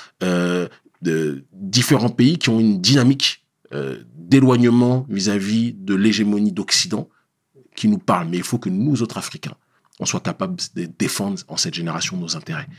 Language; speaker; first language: French; native; French